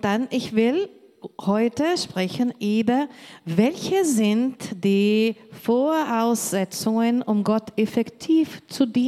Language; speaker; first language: German; non-native, learner; Portuguese